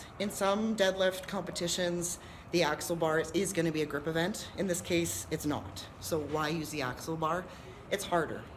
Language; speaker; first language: English; native; English